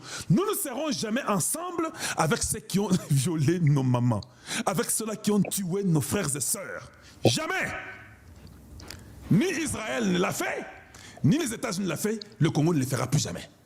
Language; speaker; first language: French; non-native, local second language; Lingala